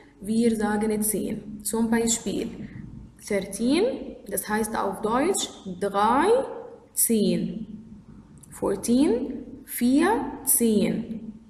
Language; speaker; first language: German; non-native, fluent; Arabic